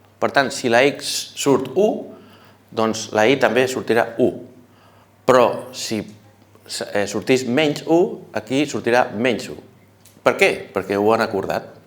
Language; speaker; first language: Catalan; non-native, local second language; Spanish